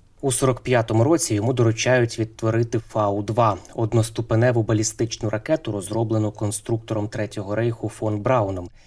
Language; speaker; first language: Ukrainian; native; Ukrainian